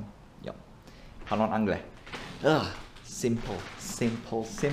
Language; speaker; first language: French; non-native, learner; English